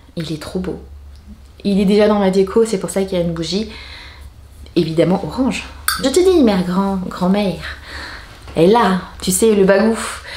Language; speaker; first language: French; native; French